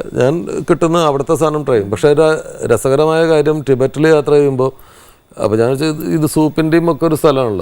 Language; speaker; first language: Malayalam; native; Malayalam